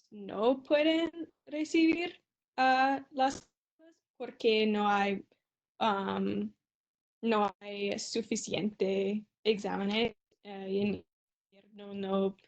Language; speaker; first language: Spanish; non-native, learner; English